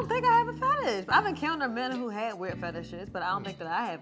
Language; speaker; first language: English; native; English